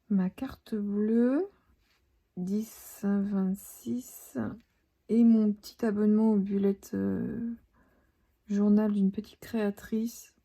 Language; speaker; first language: French; native; French